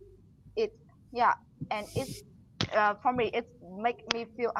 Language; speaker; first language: English; non-native, learner; Vietnamese